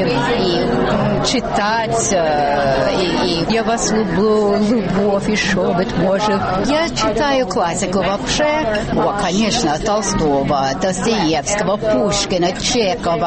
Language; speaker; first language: Russian; non-native, fluent; English